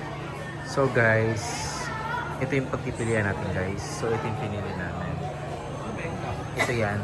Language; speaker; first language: Filipino; non-native, local second language; Cebuano